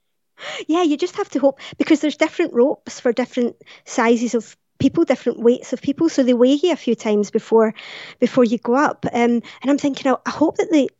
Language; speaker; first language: English; native; English